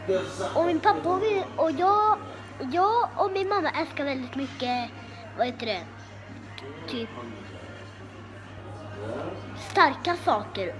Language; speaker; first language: Swedish; early bilingual, other home language; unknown